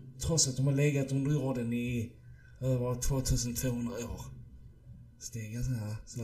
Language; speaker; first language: Swedish; early bilingual, other home language; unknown